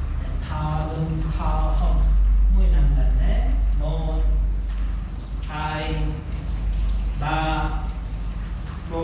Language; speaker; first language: Vietnamese; non-native, fluent; Hindi